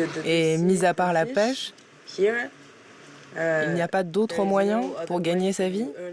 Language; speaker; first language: French; native; French